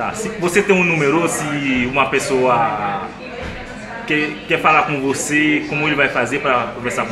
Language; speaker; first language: Portuguese; non-native, fluent; Haitian Creole